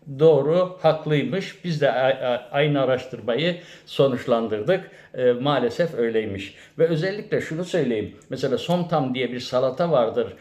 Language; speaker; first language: Turkish; native; Turkish